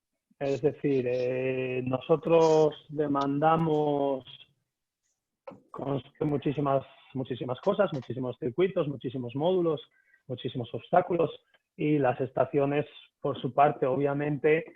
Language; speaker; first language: Spanish; native; Spanish